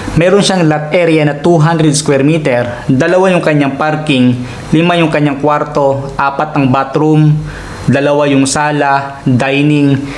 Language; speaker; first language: Filipino; non-native, local second language; Waray